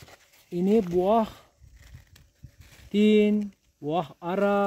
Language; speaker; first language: Indonesian; non-native, learner; Turkish